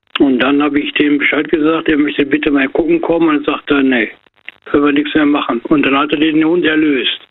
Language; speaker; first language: German; native; German